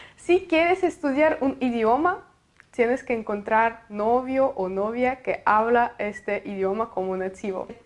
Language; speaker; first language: Spanish; non-native, fluent; Russian